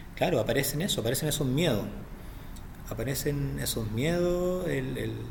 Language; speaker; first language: Spanish; native; Spanish